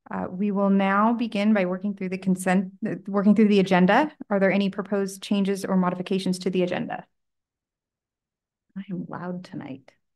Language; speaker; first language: English; native; English